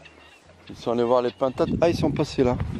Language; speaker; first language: French; native; French